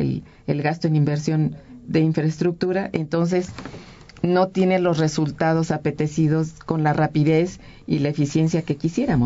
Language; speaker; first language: Spanish; native; Spanish